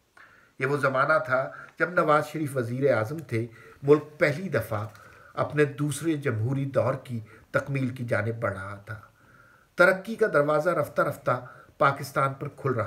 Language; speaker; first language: Urdu; native; Urdu